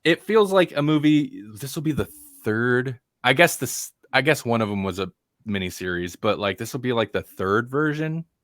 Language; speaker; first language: English; native; English